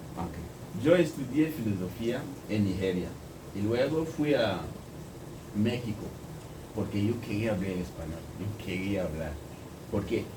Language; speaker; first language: Spanish; non-native, fluent; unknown